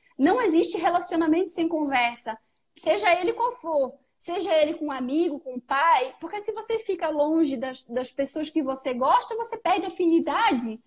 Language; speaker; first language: Portuguese; native; Portuguese